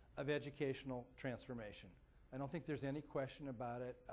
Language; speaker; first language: English; native; English